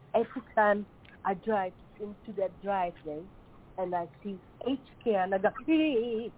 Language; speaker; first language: English; non-native, fluent; Dutch